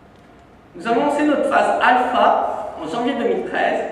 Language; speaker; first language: French; native; French